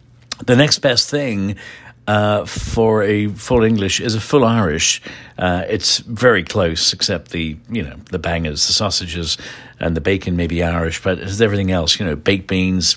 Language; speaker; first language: English; native; English